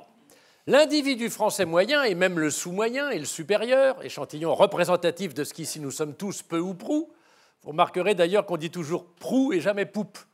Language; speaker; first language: French; native; French